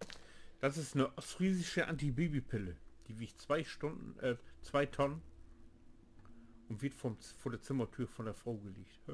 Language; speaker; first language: German; native; German